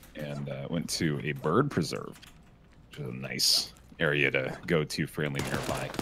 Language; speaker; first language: English; native; English